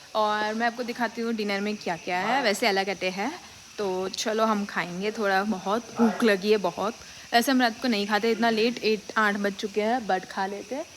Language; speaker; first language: Hindi; non-native, local second language; Gujarati